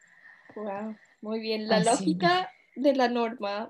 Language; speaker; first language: Spanish; non-native, fluent; English